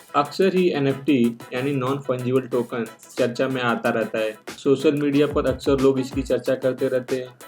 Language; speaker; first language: Hindi; native; Hindi